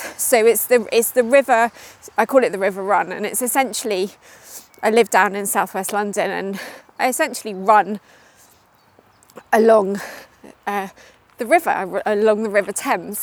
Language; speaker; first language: English; native; English